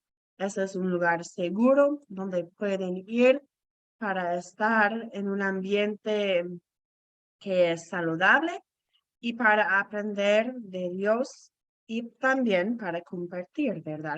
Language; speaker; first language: Spanish; non-native, fluent; English